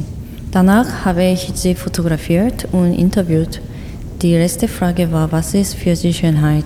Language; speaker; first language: German; non-native, fluent; Korean